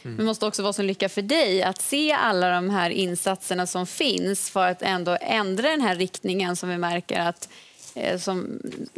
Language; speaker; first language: Swedish; native; Swedish